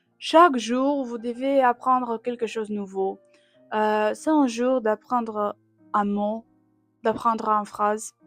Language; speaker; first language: French; non-native, learner; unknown